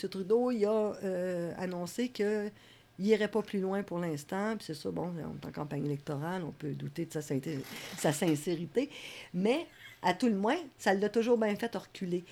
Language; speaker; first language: French; native; French